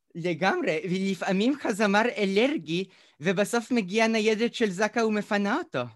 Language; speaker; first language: Hebrew; early bilingual, other home language; Russian